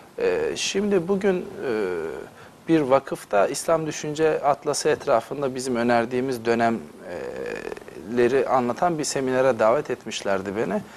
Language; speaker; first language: Turkish; native; Turkish